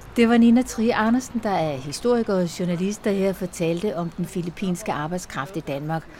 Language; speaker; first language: Danish; native; Danish